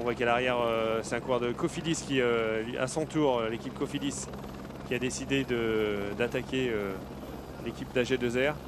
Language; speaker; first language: French; native; French